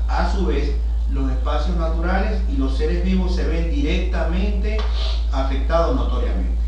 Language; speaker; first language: Spanish; native; Spanish